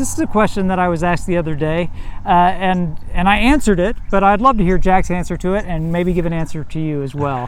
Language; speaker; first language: English; native; English